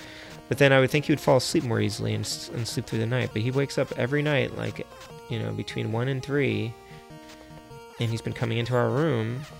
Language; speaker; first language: English; native; English